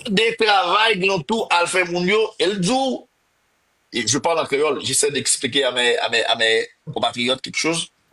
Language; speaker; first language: French; non-native, local second language; Haitian Creole